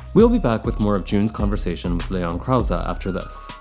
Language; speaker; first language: English; early bilingual, other home language; Bangla